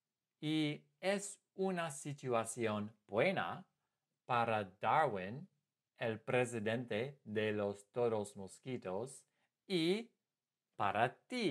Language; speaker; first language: Spanish; non-native, fluent; English